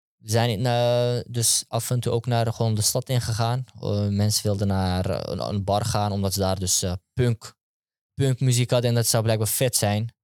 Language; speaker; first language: Dutch; early bilingual, other home language; Turkish